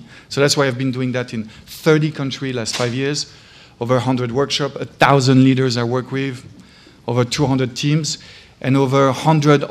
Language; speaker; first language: English; non-native, fluent; French